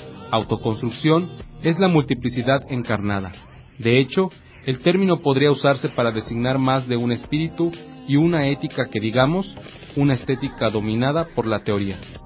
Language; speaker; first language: Spanish; native; Spanish